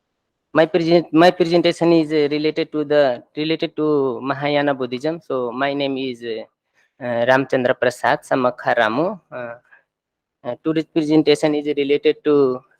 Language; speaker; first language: English; non-native, fluent; Thai